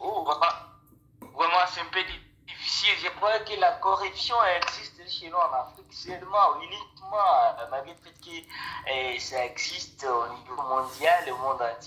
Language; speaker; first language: French; non-native, local second language; Rundi